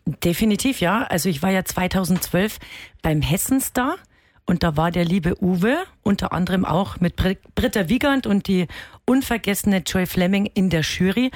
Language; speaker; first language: German; native; German